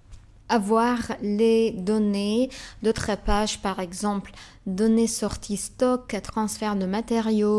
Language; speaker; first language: French; non-native, fluent; Arabic